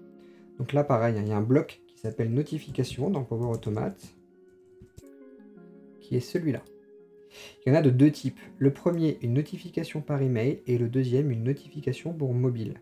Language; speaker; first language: French; native; French